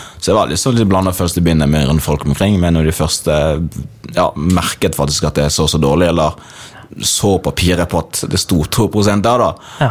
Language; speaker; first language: Norwegian; early bilingual, other home language; Swahili